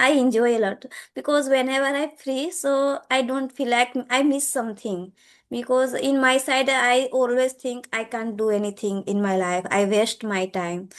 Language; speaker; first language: English; non-native, learner; Gujarati